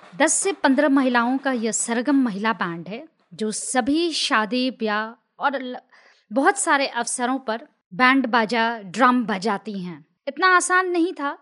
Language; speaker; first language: Hindi; native; Hindi